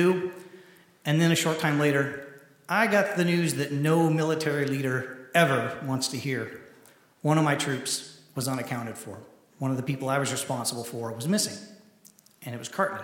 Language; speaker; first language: English; native; English